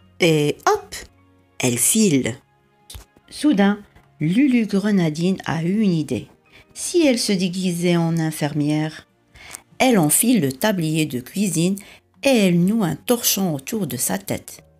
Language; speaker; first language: French; native; French